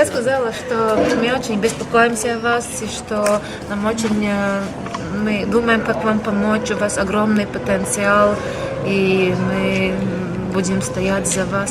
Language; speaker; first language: Russian; non-native, fluent; Latvian